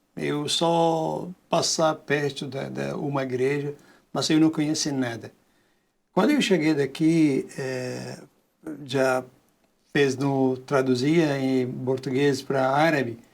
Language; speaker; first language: Portuguese; non-native, learner; Arabic